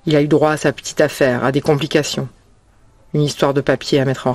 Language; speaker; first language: French; native; French